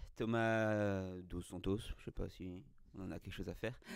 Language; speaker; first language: French; native; French